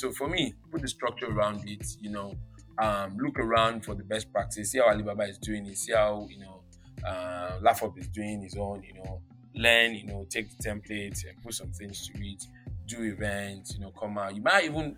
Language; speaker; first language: English; non-native, local second language; Yoruba